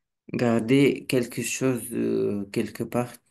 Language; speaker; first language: French; non-native, learner; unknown